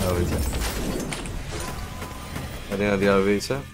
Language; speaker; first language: Spanish; native; Spanish